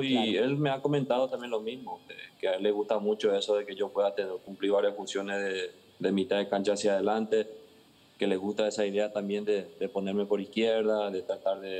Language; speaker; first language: Spanish; native; Spanish